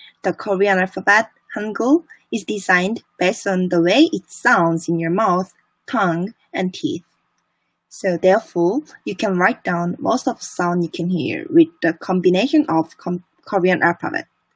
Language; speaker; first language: English; non-native, fluent; Korean